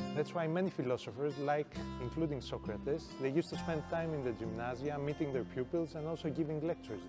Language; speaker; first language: English; non-native, fluent; Greek